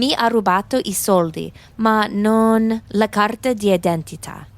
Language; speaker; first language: Italian; non-native, learner; English